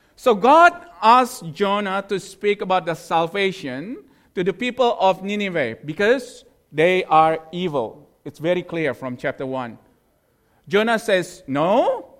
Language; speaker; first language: English; non-native, fluent; Indonesian